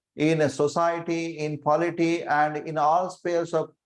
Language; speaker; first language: English; non-native, local second language; Marathi